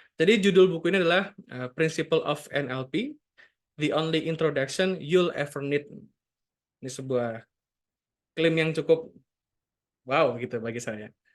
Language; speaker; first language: Indonesian; native; Indonesian